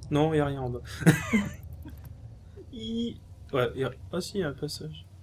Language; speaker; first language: French; native; French